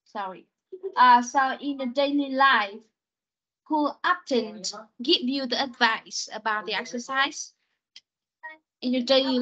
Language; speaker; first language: English; non-native, fluent; Vietnamese